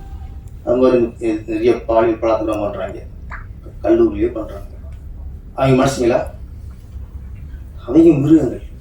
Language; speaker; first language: Tamil; native; Tamil